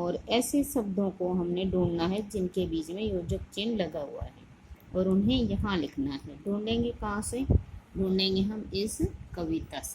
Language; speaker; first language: Hindi; native; Hindi